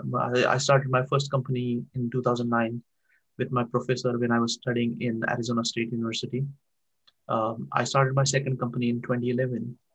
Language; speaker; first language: English; non-native, local second language; Marathi